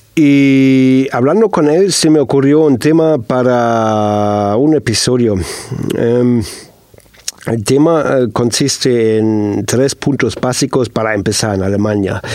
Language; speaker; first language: Spanish; non-native, fluent; German